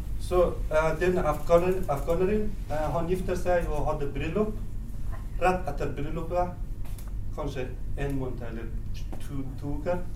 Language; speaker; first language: Norwegian; non-native, fluent; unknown